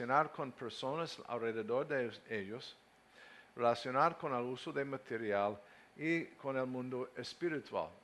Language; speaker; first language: Spanish; non-native, learner; English